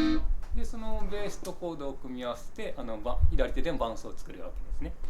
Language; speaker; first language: Japanese; native; Japanese